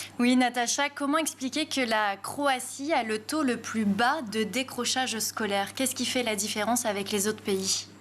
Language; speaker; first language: French; native; French